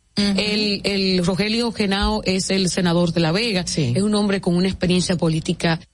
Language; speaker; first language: Spanish; native; Spanish